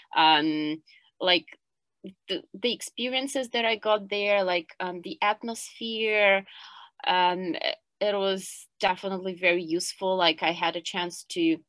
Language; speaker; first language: English; non-native, fluent; Ukrainian